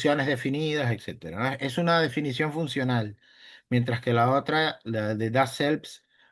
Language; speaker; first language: Spanish; native; Spanish